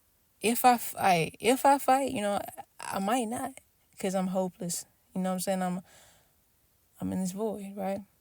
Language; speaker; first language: English; native; English